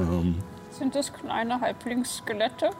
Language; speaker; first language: German; non-native, learner; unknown